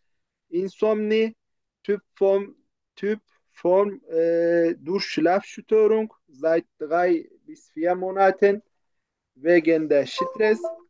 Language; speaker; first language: German; non-native, learner; Turkish